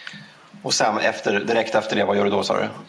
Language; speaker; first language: Swedish; native; Swedish